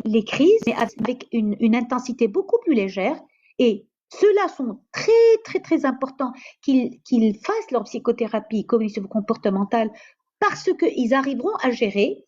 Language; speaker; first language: French; non-native, local second language; Arabic